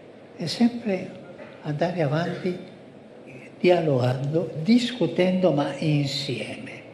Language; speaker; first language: Italian; non-native, fluent; Spanish